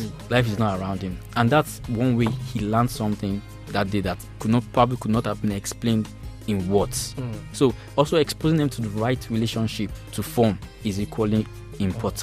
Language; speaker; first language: English; non-native, local second language; Yoruba